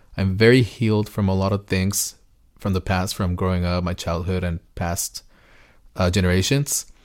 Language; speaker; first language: English; early bilingual, other home language; Spanish